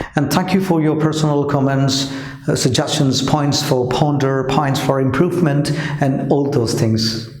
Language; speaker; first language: English; non-native, local second language; Malayalam